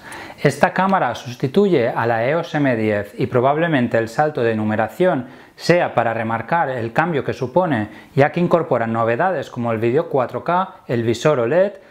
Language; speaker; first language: Spanish; native; Spanish